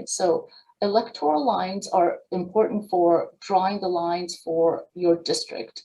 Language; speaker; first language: English; native; English